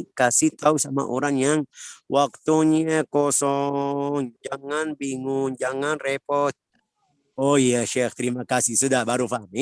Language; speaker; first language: Indonesian; non-native, learner; Arabic